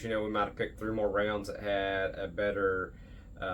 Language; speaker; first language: English; native; English